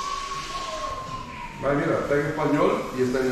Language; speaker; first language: Spanish; native; Spanish